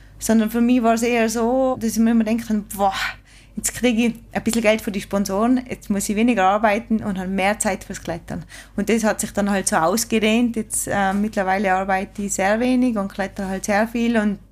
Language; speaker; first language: German; native; German